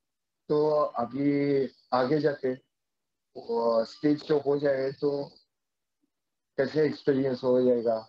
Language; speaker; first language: Hindi; non-native, fluent; Japanese